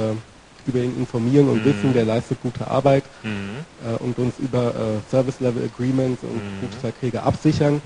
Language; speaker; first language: German; native; German